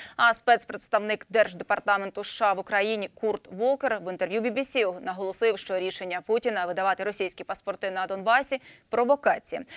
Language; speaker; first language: Ukrainian; native; Ukrainian